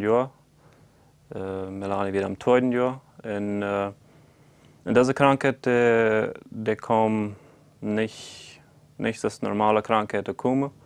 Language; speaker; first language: German; non-native, local second language; Plautdietsch